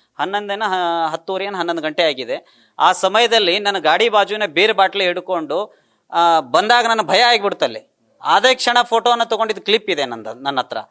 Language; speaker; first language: Kannada; non-native, local second language; Lambadi